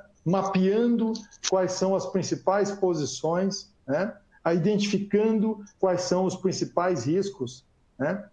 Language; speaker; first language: Portuguese; native; Portuguese